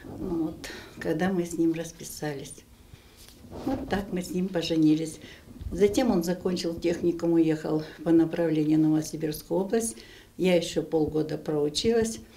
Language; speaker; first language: Russian; native; Russian